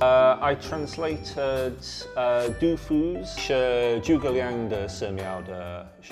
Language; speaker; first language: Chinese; non-native, learner; English